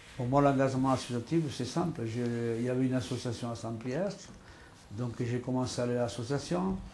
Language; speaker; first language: French; non-native, fluent; Spanish